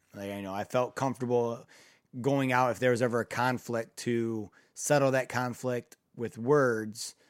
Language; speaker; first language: English; native; English